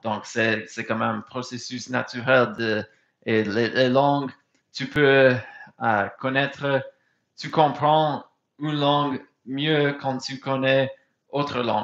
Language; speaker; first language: French; non-native, fluent; English